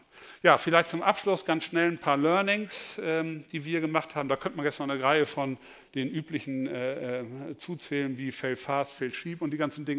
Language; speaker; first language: German; native; German